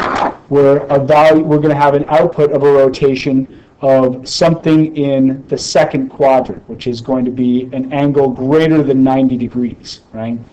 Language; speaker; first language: English; native; English